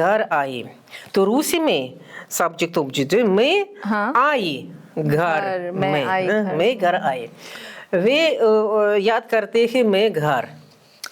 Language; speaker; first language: Hindi; non-native, fluent; Russian